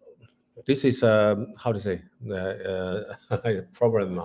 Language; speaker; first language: English; non-native, learner; Chinese